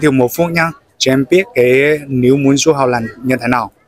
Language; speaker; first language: Vietnamese; non-native, learner; Chinese